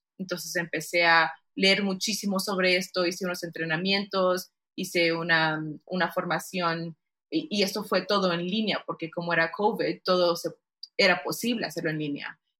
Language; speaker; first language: Spanish; early bilingual, heritage; Spanish